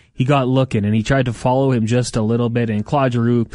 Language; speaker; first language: English; native; English